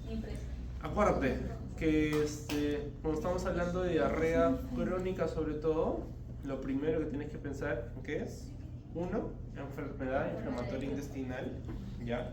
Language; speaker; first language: Spanish; native; Spanish